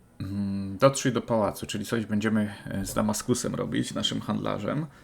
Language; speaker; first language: Polish; native; Polish